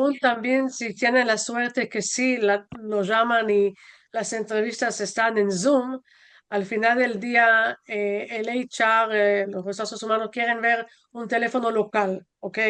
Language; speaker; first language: Spanish; non-native, fluent; Hebrew